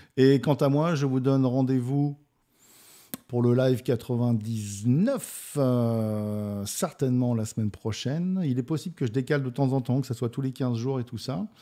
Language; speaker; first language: French; native; French